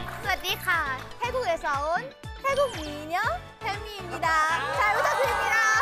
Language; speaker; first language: Korean; non-native, fluent; Thai